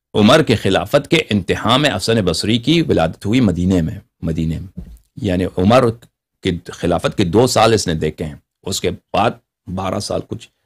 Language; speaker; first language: Urdu; non-native, local second language; Persian